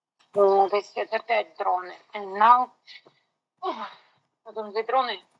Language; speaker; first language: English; non-native, learner; Russian